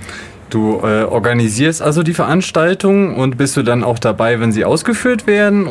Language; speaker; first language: German; native; German